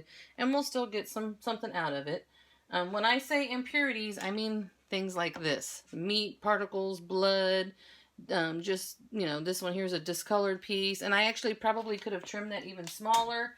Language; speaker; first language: English; native; English